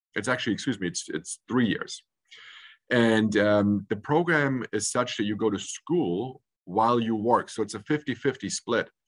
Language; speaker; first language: English; early bilingual, other home language; German